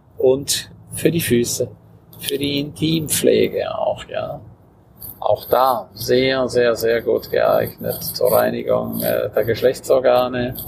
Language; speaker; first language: German; non-native, local second language; Romansh